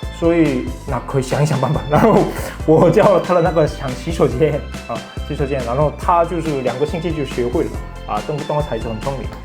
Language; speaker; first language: Chinese; non-native, fluent; Korean